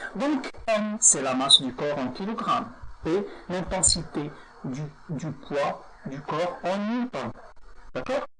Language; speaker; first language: French; non-native, local second language; Arabic